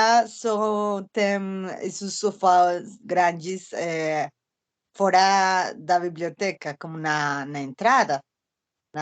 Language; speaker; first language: Portuguese; non-native, fluent; Spanish